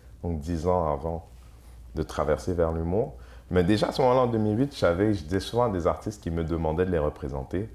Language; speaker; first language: French; early bilingual, other home language; Haitian Creole